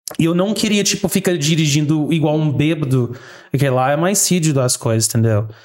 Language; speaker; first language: Portuguese; non-native, fluent; English